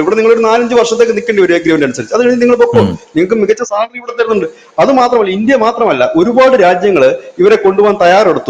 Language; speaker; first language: Malayalam; native; Malayalam